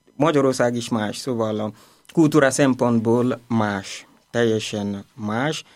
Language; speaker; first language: Hungarian; non-native, learner; Igbo